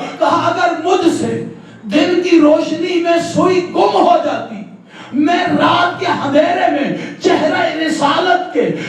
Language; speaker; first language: Urdu; native; Urdu